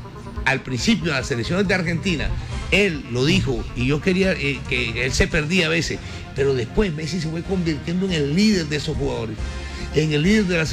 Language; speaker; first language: Spanish; native; Spanish